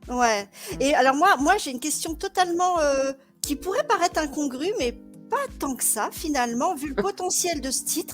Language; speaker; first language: French; native; French